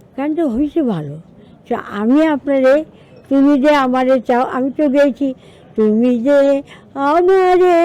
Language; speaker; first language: Bangla; native; Bangla